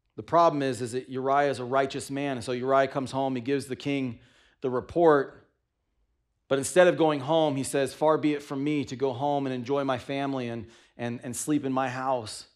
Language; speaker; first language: English; native; English